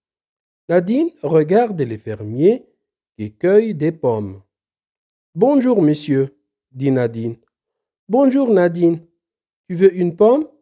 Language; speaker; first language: French; non-native, local second language; Arabic